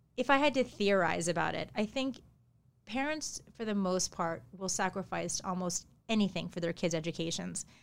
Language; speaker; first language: English; early bilingual, other home language; Japanese